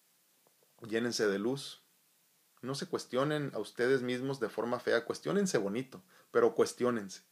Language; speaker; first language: Spanish; native; Spanish